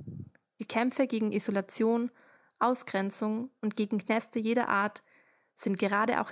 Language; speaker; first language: German; native; German